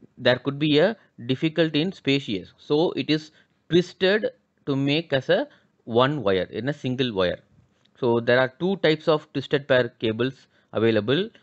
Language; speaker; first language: English; non-native, local second language; Tamil